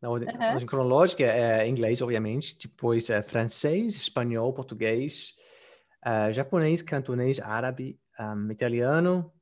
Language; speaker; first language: Portuguese; non-native, fluent; English